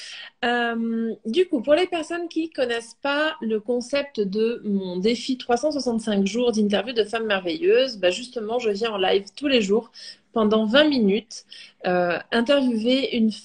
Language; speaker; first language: French; native; French